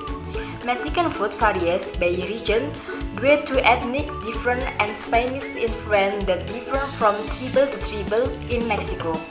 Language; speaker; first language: English; non-native, learner; Indonesian